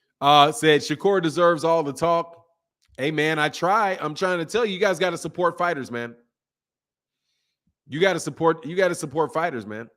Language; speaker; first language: English; native; English